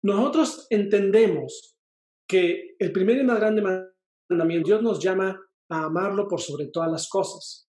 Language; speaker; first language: Spanish; native; Spanish